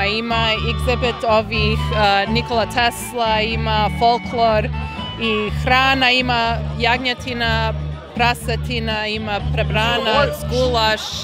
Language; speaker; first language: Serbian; early bilingual, heritage; Serbian